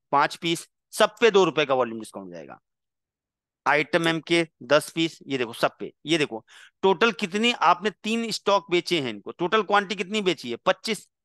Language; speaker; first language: Hindi; non-native, local second language; Gujarati